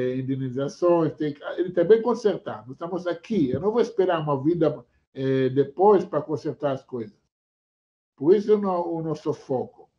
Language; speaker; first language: Portuguese; non-native, fluent; Hebrew